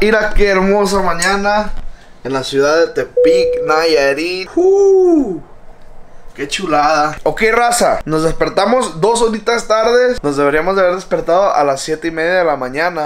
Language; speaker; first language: Spanish; early bilingual, heritage; Spanish